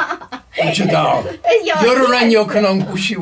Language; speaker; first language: Chinese; non-native, learner; English